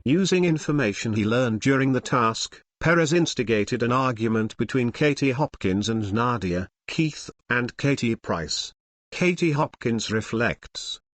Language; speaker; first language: English; native; English